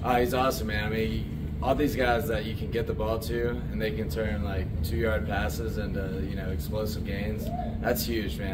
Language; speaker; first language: English; native; English